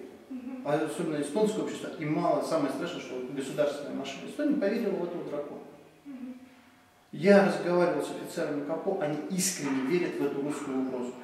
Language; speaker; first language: Russian; native; Russian